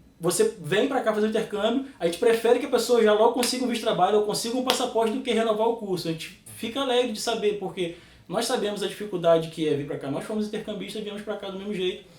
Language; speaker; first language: Portuguese; native; Portuguese